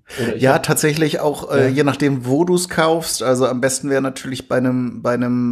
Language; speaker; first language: German; native; German